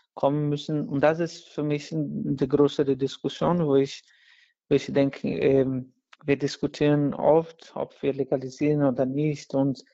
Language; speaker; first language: German; non-native, fluent; Portuguese